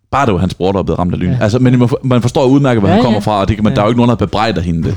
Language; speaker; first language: Danish; native; Danish